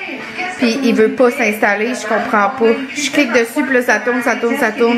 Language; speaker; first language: French; native; French